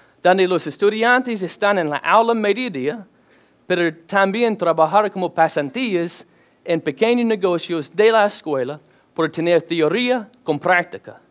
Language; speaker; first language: Spanish; non-native, learner; English